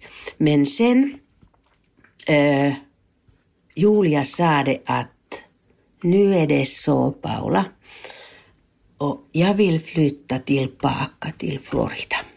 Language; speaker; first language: Swedish; non-native, learner; Finnish